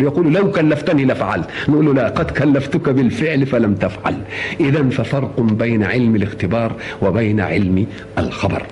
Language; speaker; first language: Arabic; native; Arabic